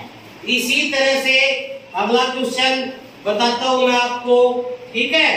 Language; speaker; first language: Hindi; native; Hindi